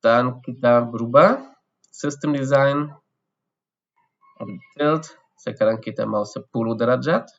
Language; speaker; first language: Indonesian; non-native, fluent; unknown